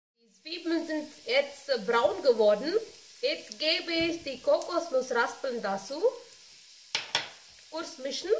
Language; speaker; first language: German; non-native, learner; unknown